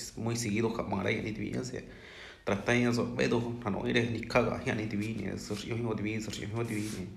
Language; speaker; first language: Spanish; non-native, local second language; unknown